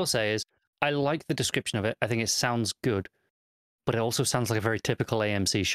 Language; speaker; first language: English; native; English